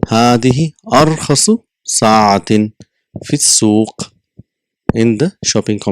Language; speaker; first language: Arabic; non-native, fluent; Urdu